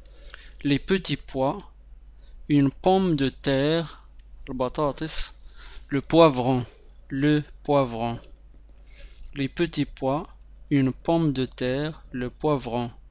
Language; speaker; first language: French; non-native, fluent; Arabic